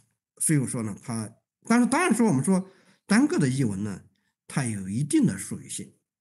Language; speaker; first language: Chinese; native; Chinese